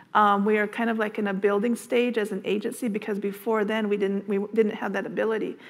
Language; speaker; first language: English; native; English